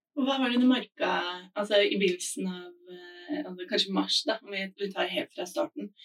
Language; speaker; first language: Norwegian; non-native, fluent; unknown